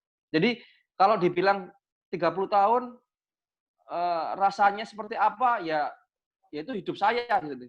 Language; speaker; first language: Indonesian; native; Indonesian